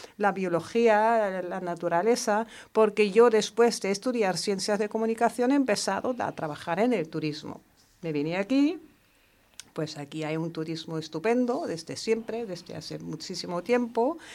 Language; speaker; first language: Spanish; non-native, fluent; German